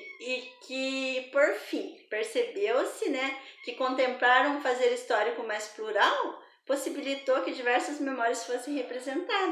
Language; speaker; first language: Portuguese; native; Portuguese